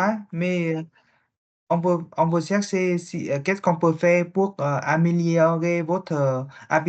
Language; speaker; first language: French; non-native, learner; Vietnamese